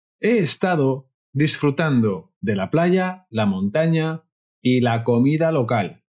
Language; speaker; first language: Spanish; native; Spanish